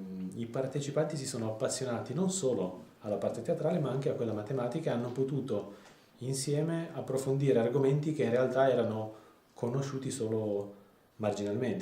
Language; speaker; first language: Italian; native; Italian